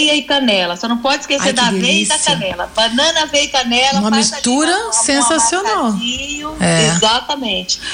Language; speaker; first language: Portuguese; native; Portuguese